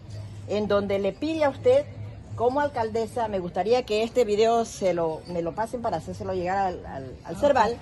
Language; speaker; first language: Spanish; native; Spanish